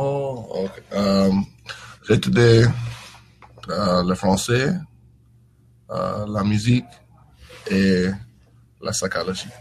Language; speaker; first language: French; non-native, learner; English